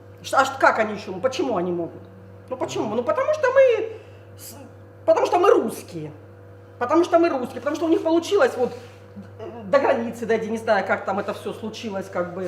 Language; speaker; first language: Russian; native; Russian